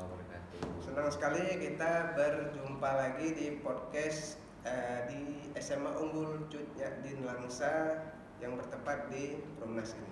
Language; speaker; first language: Indonesian; native; Indonesian